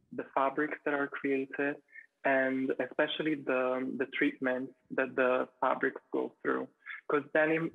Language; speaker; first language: English; non-native, fluent; Italian